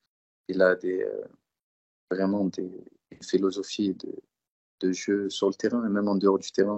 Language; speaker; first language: French; early bilingual, other home language; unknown